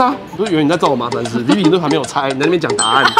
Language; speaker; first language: Chinese; native; Chinese